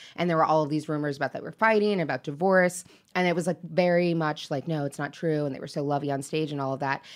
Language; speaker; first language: English; native; English